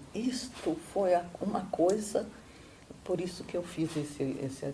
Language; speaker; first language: Portuguese; non-native, fluent; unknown